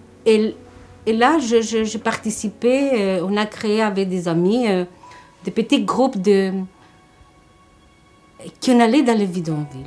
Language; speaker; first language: French; non-native, fluent; Spanish